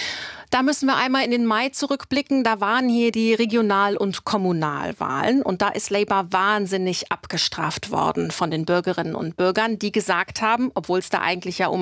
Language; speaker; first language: German; native; German